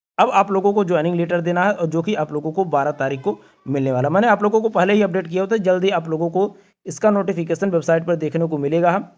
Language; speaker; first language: Hindi; native; Hindi